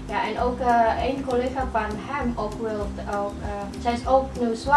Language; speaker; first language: Dutch; non-native, learner; Indonesian